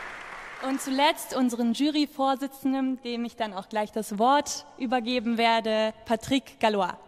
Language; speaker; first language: German; native; German